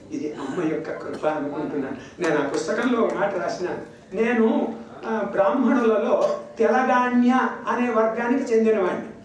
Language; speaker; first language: Telugu; non-native, local second language; Kannada